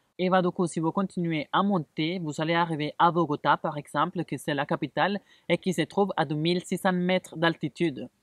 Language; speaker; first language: French; non-native, fluent; Spanish